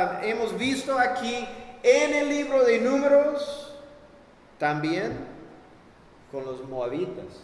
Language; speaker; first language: Spanish; non-native, fluent; English